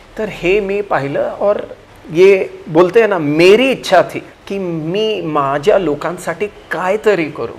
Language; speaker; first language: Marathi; non-native, local second language; Punjabi